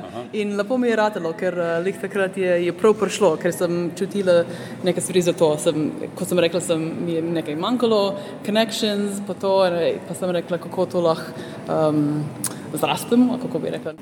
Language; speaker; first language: Slovenian; early bilingual, heritage; Slovenian